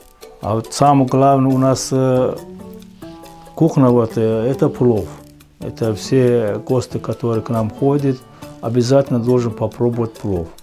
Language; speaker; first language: Russian; non-native, fluent; Azerbaijani